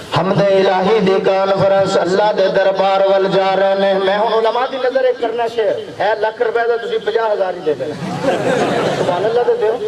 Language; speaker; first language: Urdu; non-native, local second language; Punjabi